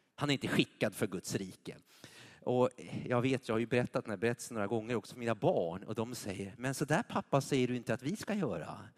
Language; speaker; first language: Swedish; native; Swedish